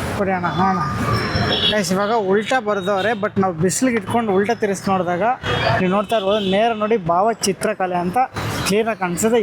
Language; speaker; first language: Kannada; native; Kannada